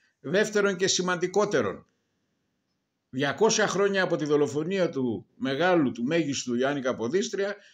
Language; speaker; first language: Greek; native; Greek